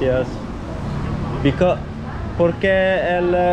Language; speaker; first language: Spanish; non-native, learner; Dutch